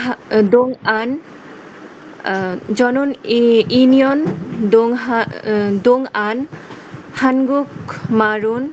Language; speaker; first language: Korean; non-native, learner; Bangla